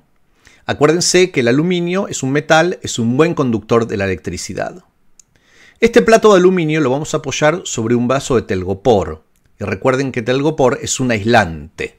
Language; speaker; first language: Spanish; native; Spanish